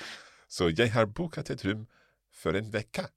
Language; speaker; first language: Swedish; non-native, learner; English